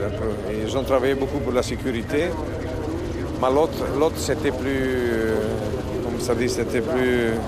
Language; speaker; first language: French; non-native, learner; Italian